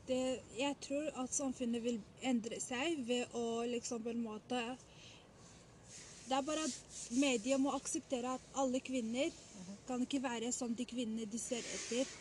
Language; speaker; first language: Norwegian; early bilingual, other home language; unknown